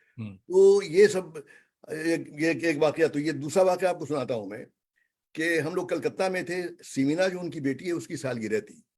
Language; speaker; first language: Urdu; native; Urdu